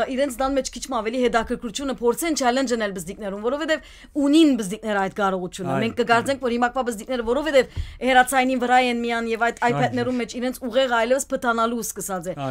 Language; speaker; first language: Armenian; early bilingual, heritage; Armenian